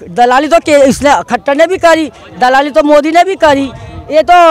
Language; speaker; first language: Hindi; non-native, local second language; Gujarati